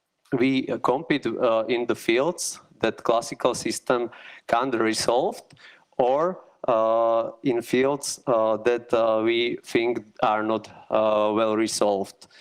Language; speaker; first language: English; non-native, learner; Slovak